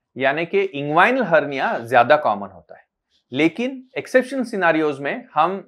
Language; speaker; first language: Hindi; non-native, local second language; Marathi